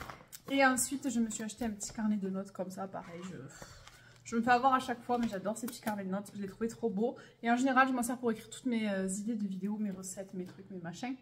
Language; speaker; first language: French; native; French